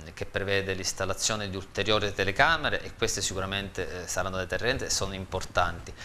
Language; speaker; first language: Italian; native; Italian